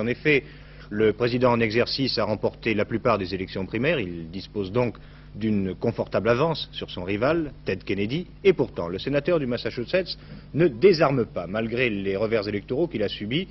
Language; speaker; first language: French; native; French